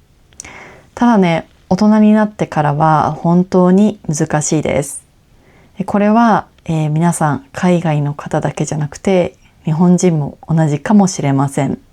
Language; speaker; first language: Japanese; native; Japanese